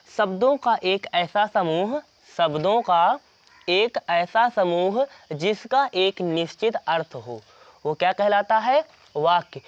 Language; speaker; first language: Hindi; native; Hindi